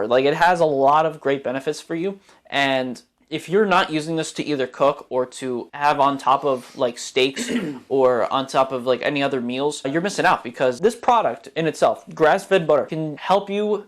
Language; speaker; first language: English; native; English